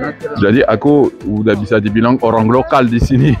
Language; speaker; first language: Indonesian; non-native, fluent; Spanish